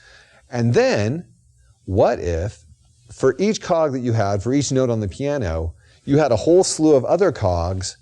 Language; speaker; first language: English; native; English